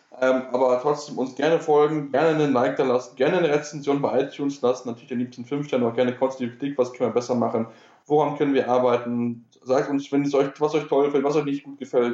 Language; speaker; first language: German; native; German